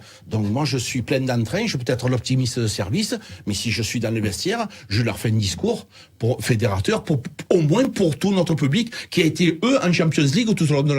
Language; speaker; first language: French; native; French